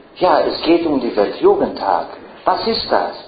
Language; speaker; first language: German; non-native, fluent; English